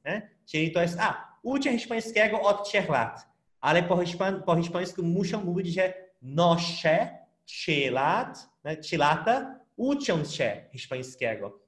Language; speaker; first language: Polish; non-native, fluent; Portuguese